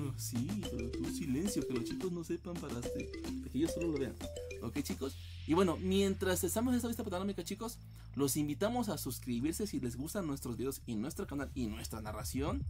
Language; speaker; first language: Spanish; native; Spanish